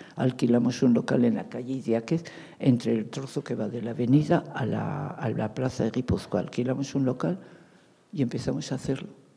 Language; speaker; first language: Spanish; native; Spanish